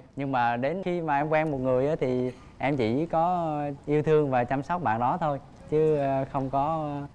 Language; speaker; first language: Vietnamese; native; Vietnamese